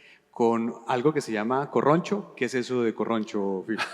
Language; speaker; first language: Spanish; native; Spanish